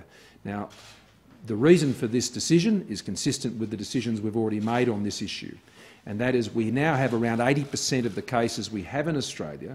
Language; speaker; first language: English; native; English